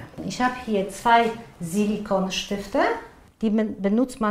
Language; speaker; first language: German; non-native, fluent; Polish